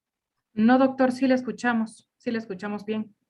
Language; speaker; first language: Spanish; native; Spanish